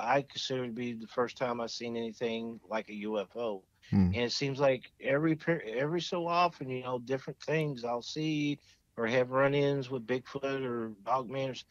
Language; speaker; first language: English; native; English